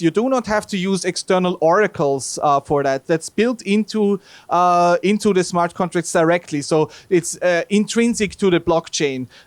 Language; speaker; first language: English; non-native, fluent; German